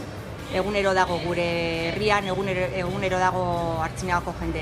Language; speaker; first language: Basque; non-native, local second language; Spanish